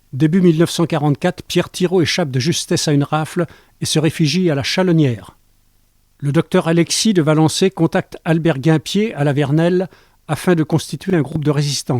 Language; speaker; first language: French; native; French